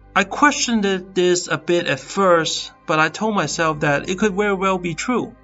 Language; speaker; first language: English; non-native, fluent; Cantonese